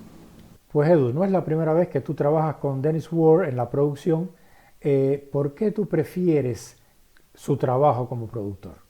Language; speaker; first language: Spanish; native; Spanish